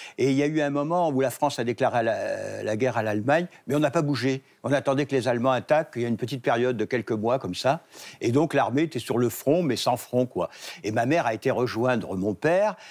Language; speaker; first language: French; native; French